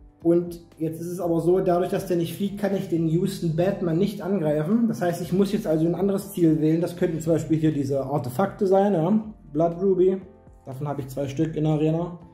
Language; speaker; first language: German; native; German